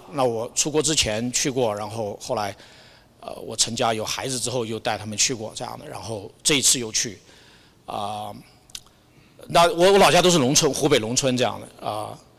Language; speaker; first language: Chinese; native; Chinese